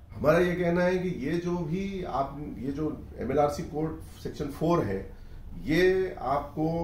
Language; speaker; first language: Hindi; non-native, local second language; Urdu